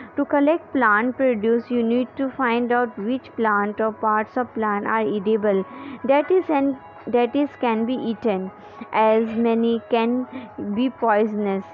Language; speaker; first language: English; non-native, local second language; Hindi